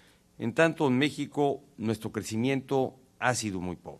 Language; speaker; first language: Spanish; native; Spanish